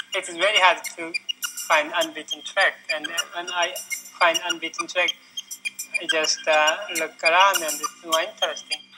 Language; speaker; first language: English; early bilingual, other home language; Korean